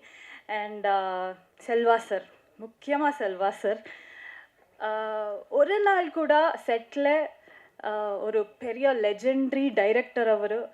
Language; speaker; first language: Tamil; non-native, learner; Kannada